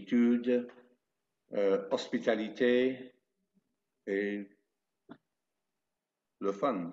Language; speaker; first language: French; non-native, fluent; English